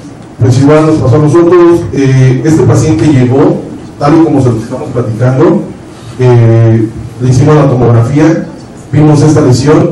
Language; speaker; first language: Spanish; native; Spanish